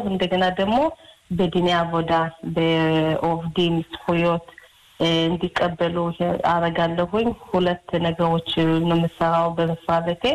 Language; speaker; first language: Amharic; early bilingual, heritage; Hebrew